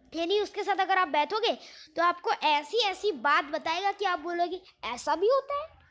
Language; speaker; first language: Hindi; non-native, local second language; Gujarati